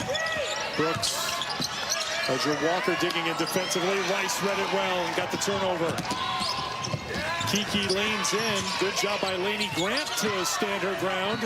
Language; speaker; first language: English; native; English